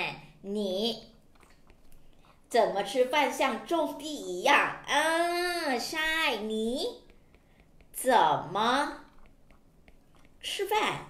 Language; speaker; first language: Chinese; non-native, fluent; Thai